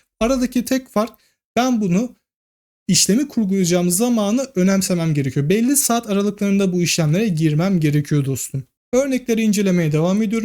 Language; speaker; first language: Turkish; native; Turkish